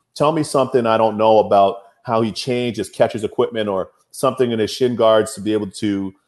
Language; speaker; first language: English; native; English